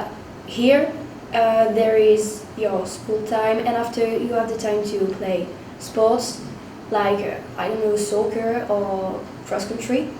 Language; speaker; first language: English; non-native, learner; French